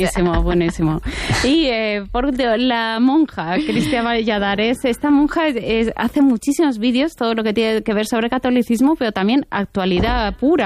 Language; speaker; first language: Spanish; native; Spanish